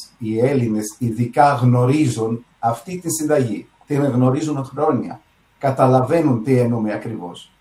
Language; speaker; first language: Greek; early bilingual, heritage; Greek